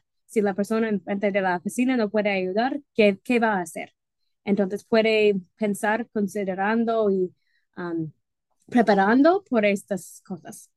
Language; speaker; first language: Spanish; non-native, fluent; English